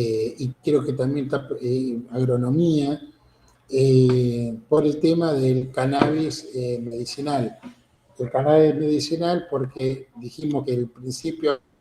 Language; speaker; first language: Spanish; native; Spanish